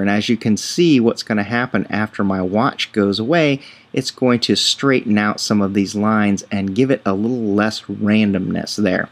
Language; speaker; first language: English; native; English